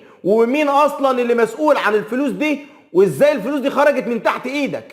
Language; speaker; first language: Arabic; native; Arabic